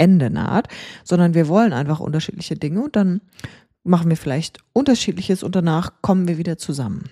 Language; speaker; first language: German; native; German